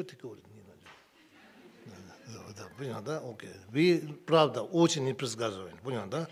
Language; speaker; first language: Russian; non-native, learner; Tibetan